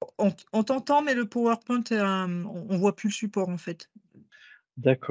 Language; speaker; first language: French; native; French